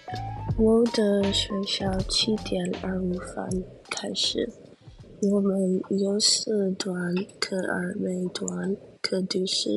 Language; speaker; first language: Chinese; non-native, learner; English